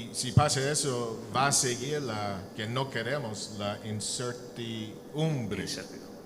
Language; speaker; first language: Spanish; non-native, learner; English